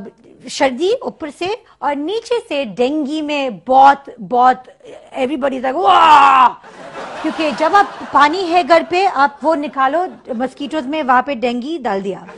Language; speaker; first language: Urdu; non-native, learner; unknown